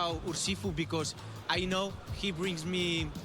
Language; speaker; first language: English; non-native, learner; Spanish